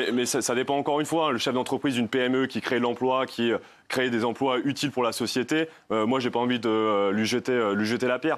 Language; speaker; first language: French; native; French